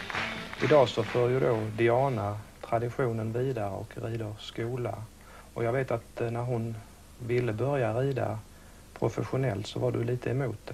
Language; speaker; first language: Swedish; native; Swedish